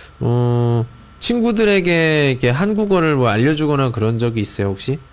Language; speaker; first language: Korean; native; Korean